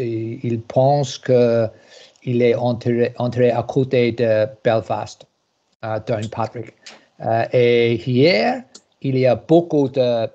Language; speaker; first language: French; non-native, learner; English